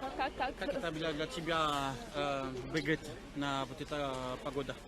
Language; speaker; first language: Russian; non-native, learner; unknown